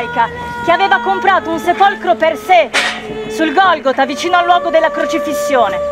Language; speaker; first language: Italian; native; Italian